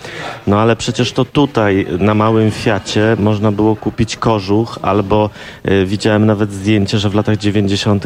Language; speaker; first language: Polish; native; Polish